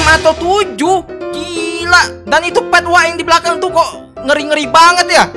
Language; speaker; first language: Indonesian; native; Indonesian